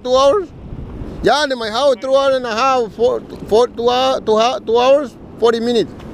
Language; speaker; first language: English; non-native, learner; Spanish